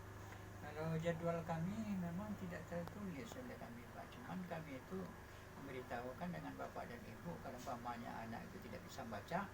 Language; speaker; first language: Indonesian; non-native, local second language; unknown